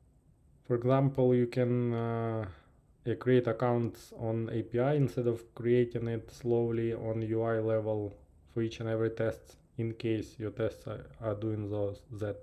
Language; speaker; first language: English; non-native, fluent; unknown